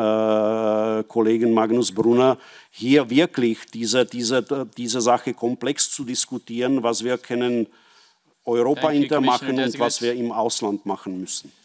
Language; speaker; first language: German; non-native, fluent; Czech